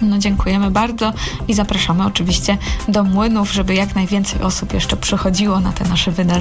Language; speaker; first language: Polish; native; Polish